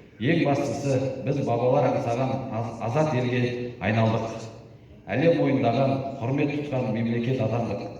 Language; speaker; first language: Kazakh; native; Kazakh